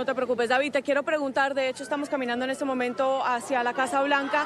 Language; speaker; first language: Spanish; native; Spanish